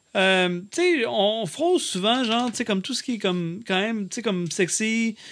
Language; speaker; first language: French; native; French